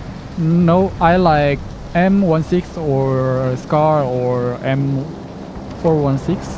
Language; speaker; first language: English; non-native, learner; Korean